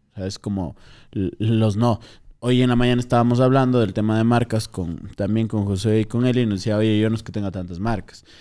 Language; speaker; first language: Spanish; native; Spanish